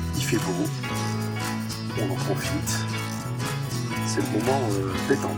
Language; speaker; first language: French; native; French